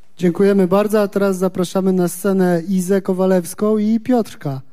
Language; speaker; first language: Polish; native; Polish